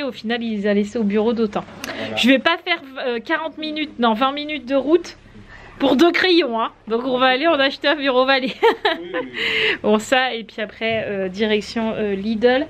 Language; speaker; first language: French; native; French